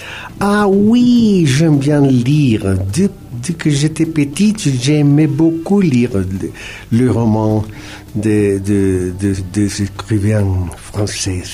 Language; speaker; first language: French; non-native, fluent; Spanish